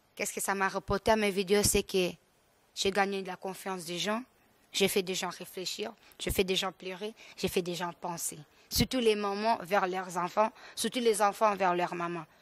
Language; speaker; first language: French; non-native, local second language; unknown